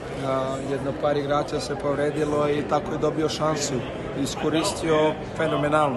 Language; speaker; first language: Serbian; early bilingual, heritage; Slovenian